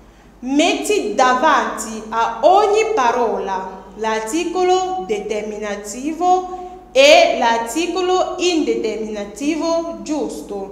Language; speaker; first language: Italian; non-native, fluent; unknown